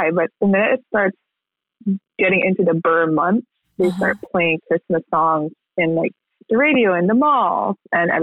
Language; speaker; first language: English; non-native, local second language; Filipino